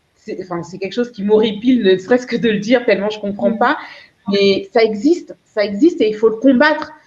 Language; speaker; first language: French; early bilingual, other home language; Lingala